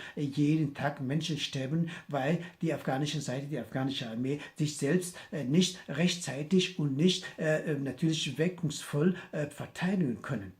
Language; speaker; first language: German; non-native, fluent; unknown